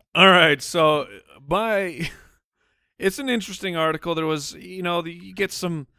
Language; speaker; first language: English; native; English